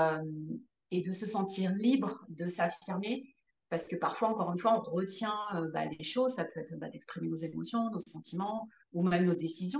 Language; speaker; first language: French; native; French